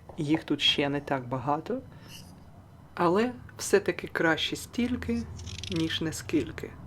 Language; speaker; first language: Ukrainian; non-native, local second language; Russian